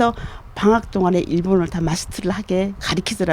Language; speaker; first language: Korean; native; Korean